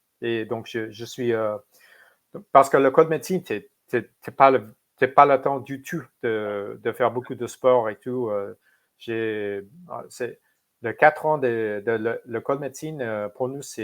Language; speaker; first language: French; non-native, fluent; English